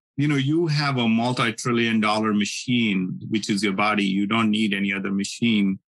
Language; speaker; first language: English; non-native, local second language; Hindi